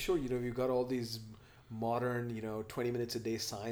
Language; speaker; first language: English; non-native, local second language; Hindi